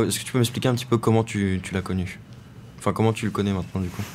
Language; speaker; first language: French; native; French